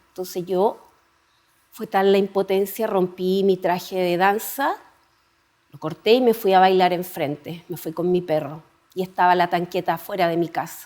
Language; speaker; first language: Spanish; native; Spanish